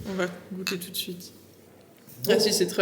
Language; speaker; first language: French; native; French